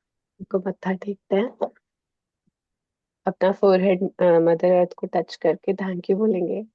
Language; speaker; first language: Hindi; native; Hindi